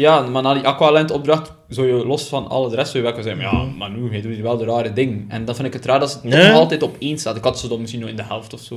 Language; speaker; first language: Dutch; native; Dutch